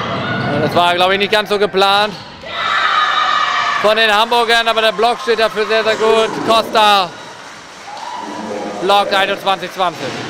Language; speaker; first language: German; native; German